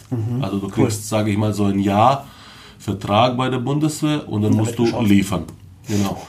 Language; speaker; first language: German; early bilingual, other home language; Bosnian